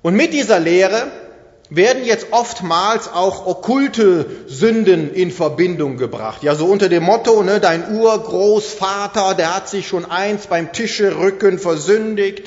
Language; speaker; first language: German; native; German